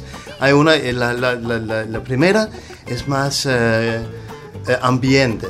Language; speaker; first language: Spanish; non-native, learner; Danish